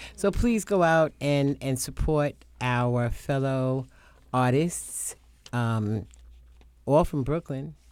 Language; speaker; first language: English; native; English